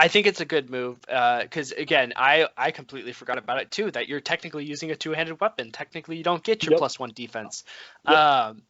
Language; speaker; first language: English; native; English